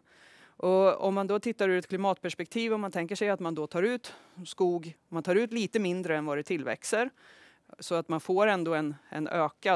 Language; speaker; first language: Swedish; native; Swedish